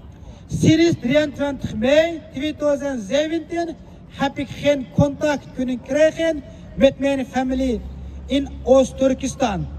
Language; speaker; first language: Dutch; non-native, fluent; Uyghur